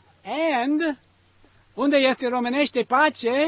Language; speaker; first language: Romanian; non-native, learner; English